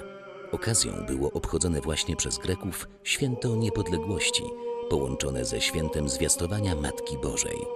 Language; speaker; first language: Polish; native; Polish